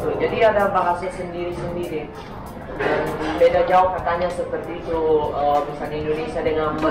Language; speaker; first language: Indonesian; non-native, fluent; Italian